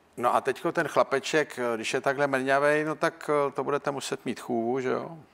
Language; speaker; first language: Czech; native; Czech